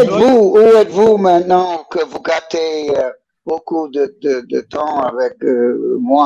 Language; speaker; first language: French; non-native, learner; English